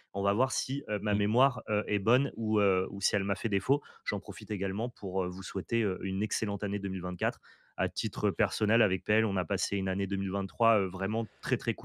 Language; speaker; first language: French; native; French